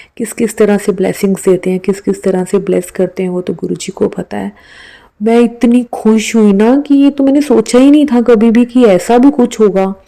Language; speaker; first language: Hindi; native; Hindi